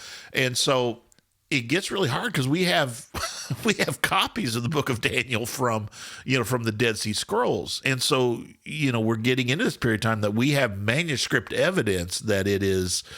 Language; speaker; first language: English; native; English